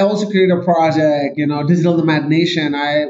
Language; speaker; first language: English; non-native, local second language; Urdu